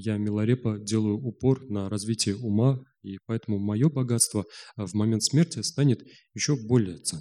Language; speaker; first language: Russian; native; Russian